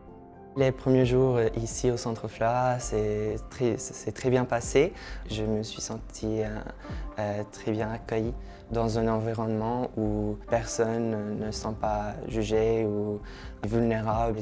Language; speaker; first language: French; non-native, fluent; English